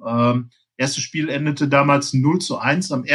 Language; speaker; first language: German; native; German